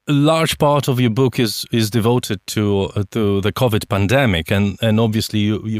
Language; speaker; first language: English; non-native, fluent; Polish